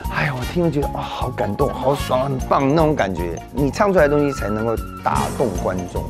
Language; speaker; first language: Chinese; native; Chinese